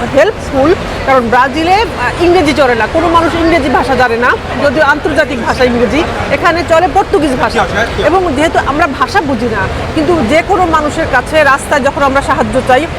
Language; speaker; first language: Bangla; native; Bangla